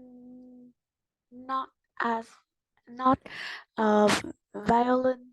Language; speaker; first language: English; non-native, learner; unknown